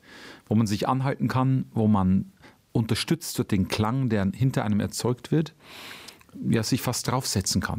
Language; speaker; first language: German; native; German